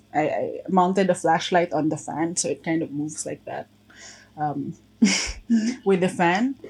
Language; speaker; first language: English; non-native, local second language; Filipino